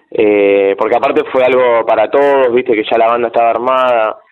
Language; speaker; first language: Spanish; native; Spanish